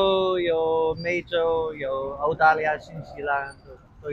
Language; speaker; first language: Chinese; non-native, fluent; English